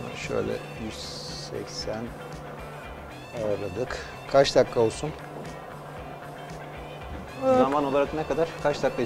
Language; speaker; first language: Turkish; native; Turkish